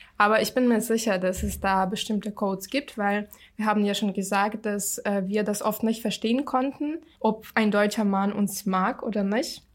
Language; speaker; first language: German; non-native, fluent; Ukrainian